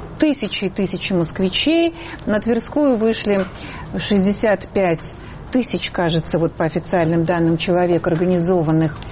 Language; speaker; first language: Russian; native; Russian